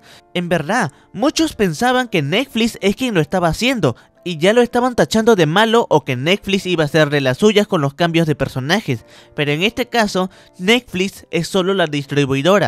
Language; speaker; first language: Spanish; native; Spanish